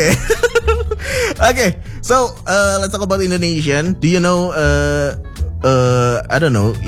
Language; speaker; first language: English; non-native, fluent; Indonesian